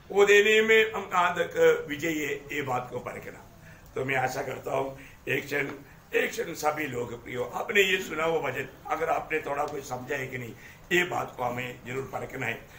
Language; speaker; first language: Hindi; non-native, local second language; Malayalam